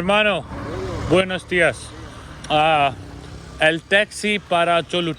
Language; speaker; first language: Spanish; non-native, learner; Hindi